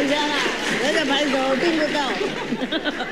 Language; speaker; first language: Chinese; non-native, fluent; Vietnamese